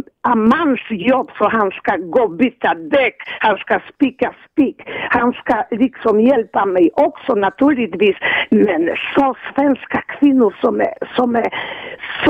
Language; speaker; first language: Swedish; non-native, fluent; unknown